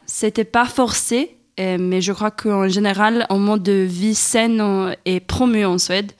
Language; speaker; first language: French; non-native, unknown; Swedish